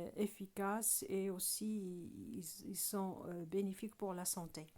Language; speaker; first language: French; non-native, local second language; Arabic